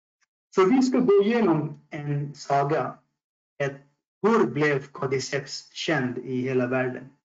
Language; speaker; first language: Swedish; non-native, fluent; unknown